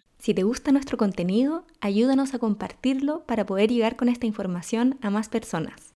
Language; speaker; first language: Spanish; native; Spanish